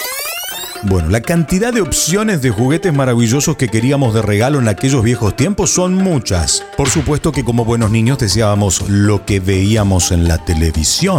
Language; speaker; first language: Spanish; native; Spanish